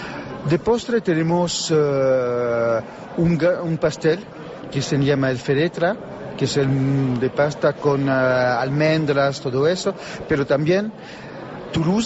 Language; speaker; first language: Spanish; non-native, learner; French